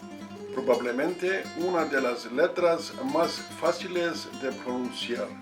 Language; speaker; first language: Spanish; non-native, fluent; English